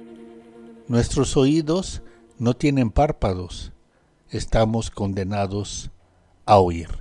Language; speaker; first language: Spanish; native; Spanish